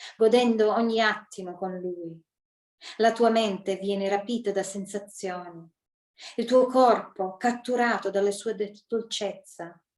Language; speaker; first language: Italian; early bilingual, other home language; English